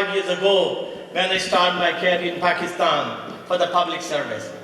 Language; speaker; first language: English; non-native, local second language; Punjabi